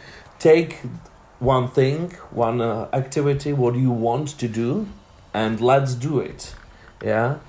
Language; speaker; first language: English; non-native, learner; Czech